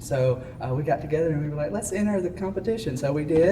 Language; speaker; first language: English; native; English